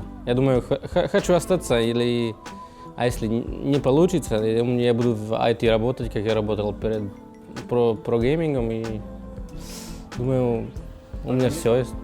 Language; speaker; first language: Russian; non-native, learner; Slovak